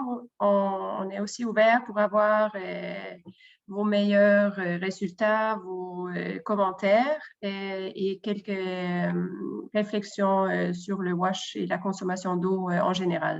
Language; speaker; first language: French; non-native, fluent; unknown